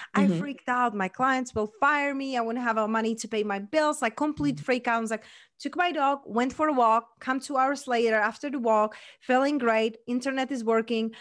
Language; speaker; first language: English; non-native, fluent; Czech